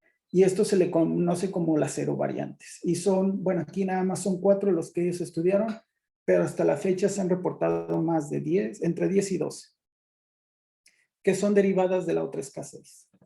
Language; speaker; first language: Spanish; native; Spanish